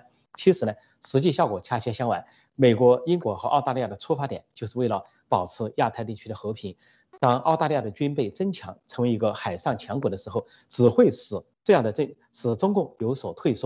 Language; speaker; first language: Chinese; native; Chinese